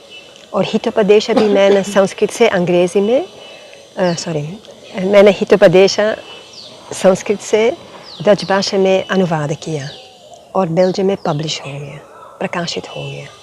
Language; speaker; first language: Hindi; non-native, fluent; Dutch